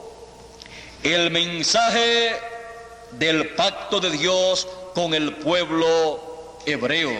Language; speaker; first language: Spanish; native; Spanish